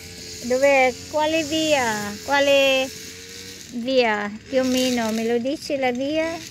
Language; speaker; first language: Italian; non-native, fluent; Filipino